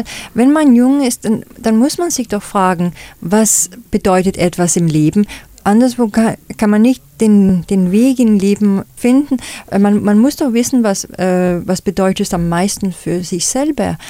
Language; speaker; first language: German; non-native, fluent; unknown